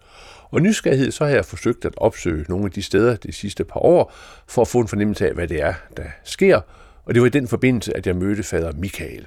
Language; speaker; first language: Danish; native; Danish